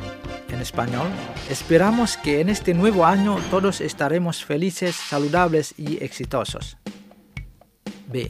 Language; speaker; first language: Spanish; non-native, fluent; Indonesian